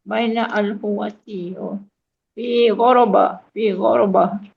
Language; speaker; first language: Arabic; non-native, learner; Malay